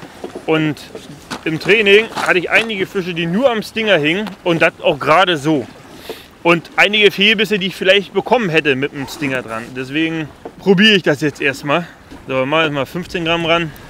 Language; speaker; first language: German; native; German